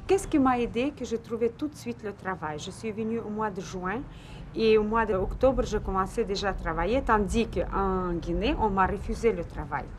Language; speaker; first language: French; non-native, fluent; Russian